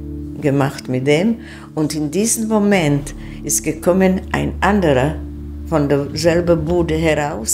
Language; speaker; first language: German; non-native, fluent; Czech